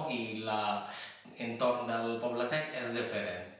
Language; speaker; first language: Catalan; non-native, fluent; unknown